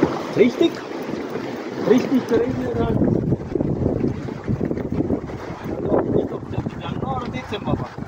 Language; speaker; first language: German; native; German